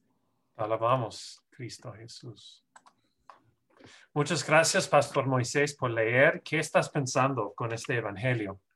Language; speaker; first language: Spanish; non-native, fluent; English